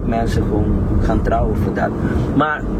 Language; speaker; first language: Dutch; non-native, local second language; Papiamento